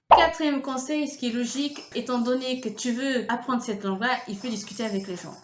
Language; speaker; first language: French; non-native, fluent; Portuguese